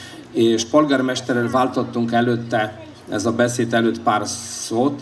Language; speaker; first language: Hungarian; non-native, fluent; Polish